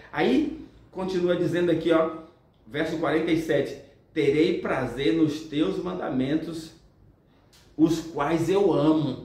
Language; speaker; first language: Portuguese; native; Portuguese